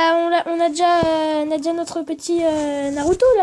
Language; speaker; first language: French; native; French